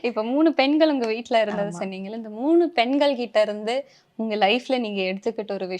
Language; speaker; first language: Tamil; native; Tamil